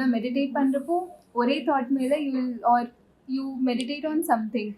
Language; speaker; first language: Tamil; non-native, local second language; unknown